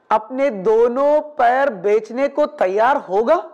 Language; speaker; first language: Hindi; non-native, local second language; Malayalam